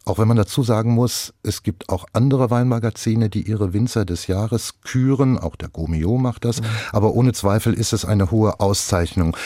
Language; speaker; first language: German; native; German